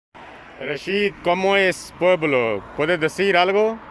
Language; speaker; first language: Spanish; non-native, learner; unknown